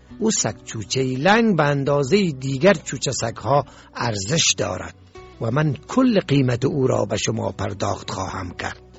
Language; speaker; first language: Persian; native; Persian